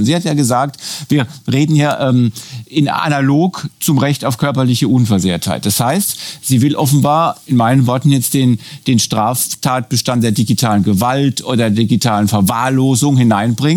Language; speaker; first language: German; native; German